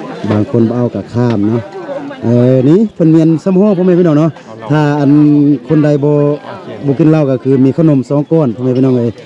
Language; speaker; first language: Thai; non-native, local second language; Lao